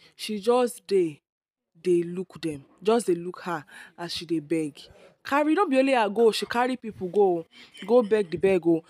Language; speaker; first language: Nigerian Pidgin; non-native, local second language; Yoruba